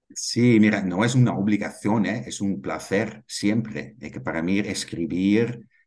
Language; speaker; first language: Spanish; non-native, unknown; Dutch